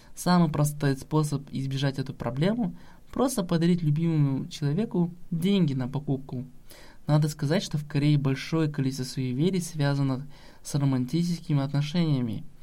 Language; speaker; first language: Russian; non-native, local second language; Kazakh